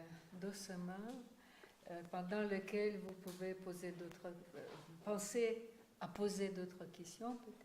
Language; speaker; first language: French; non-native, fluent; Russian